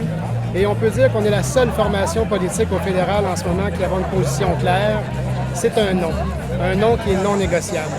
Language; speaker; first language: French; native; French